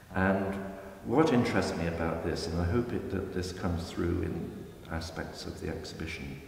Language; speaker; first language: English; native; English